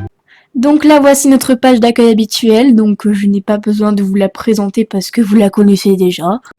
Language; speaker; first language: French; native; French